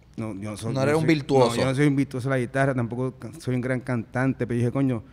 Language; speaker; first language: Spanish; native; Spanish